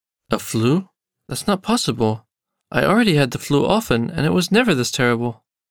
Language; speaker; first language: English; native; English